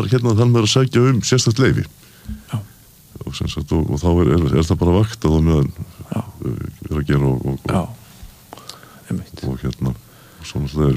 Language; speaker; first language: Icelandic; native; Icelandic